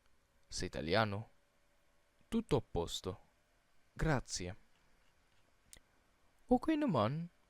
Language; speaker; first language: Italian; non-native, fluent; Filipino